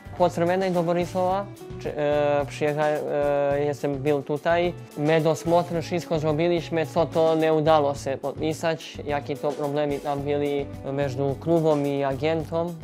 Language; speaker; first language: Polish; non-native, learner; Serbian